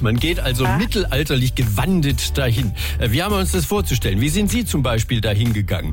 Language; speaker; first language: German; native; German